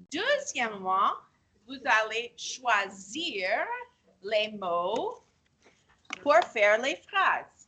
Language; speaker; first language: French; non-native, fluent; English